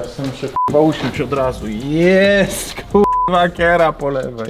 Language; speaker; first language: Polish; native; Polish